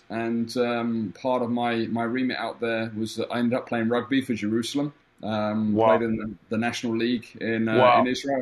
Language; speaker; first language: English; native; English